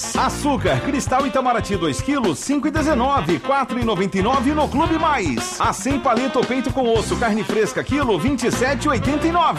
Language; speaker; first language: Portuguese; native; Portuguese